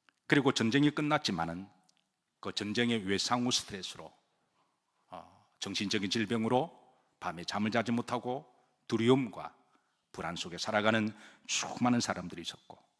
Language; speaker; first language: Korean; native; Korean